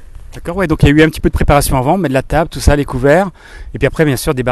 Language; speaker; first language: French; native; French